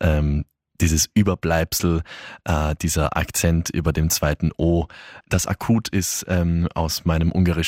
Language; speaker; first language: German; native; German